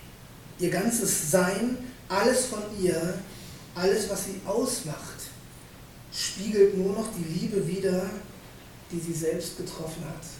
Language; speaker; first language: German; native; German